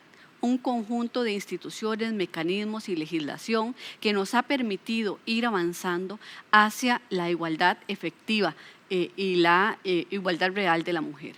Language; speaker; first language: Spanish; native; Spanish